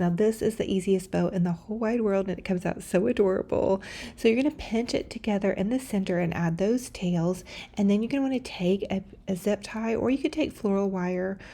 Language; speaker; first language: English; native; English